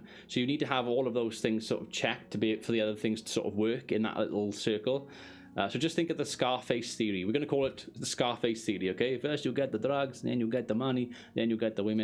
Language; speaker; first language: English; native; English